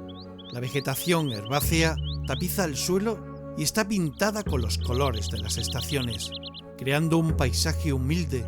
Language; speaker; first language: Spanish; native; Spanish